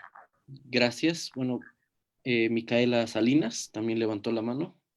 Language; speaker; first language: Spanish; native; Spanish